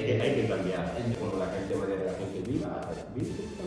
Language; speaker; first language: Spanish; non-native, learner; Fula